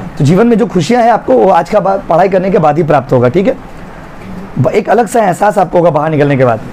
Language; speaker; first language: Hindi; native; Hindi